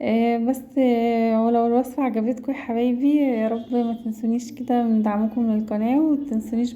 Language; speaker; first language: Arabic; native; Arabic